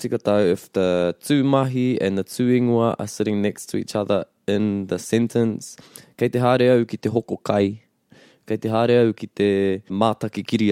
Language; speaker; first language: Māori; non-native, local second language; English